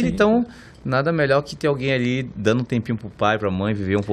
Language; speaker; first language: Portuguese; native; Portuguese